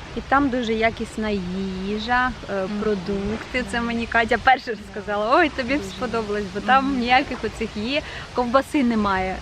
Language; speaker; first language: Ukrainian; native; Ukrainian